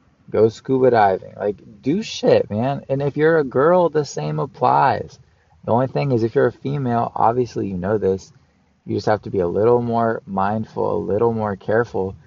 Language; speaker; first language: English; native; English